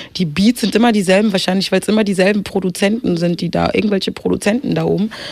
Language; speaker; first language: German; early bilingual, other home language; Swahili